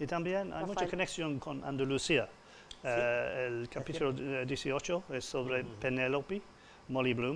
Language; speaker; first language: Spanish; non-native, fluent; English